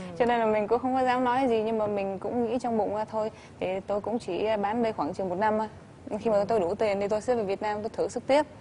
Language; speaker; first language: Vietnamese; early bilingual, heritage; Vietnamese